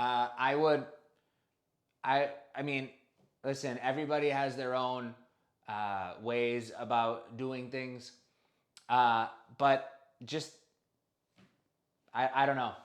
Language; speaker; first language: English; native; English